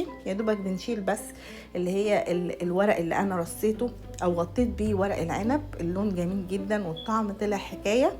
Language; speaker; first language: Arabic; native; Arabic